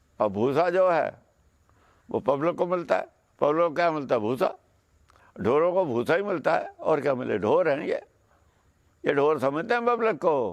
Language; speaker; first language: Hindi; non-native, local second language; Punjabi